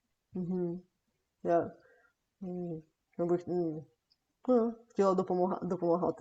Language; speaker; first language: Ukrainian; non-native, learner; Bulgarian